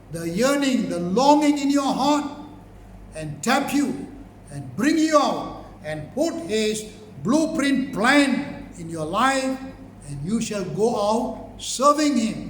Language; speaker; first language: English; non-native, local second language; Tamil